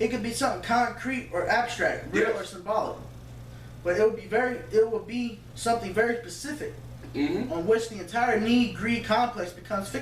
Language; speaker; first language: English; native; English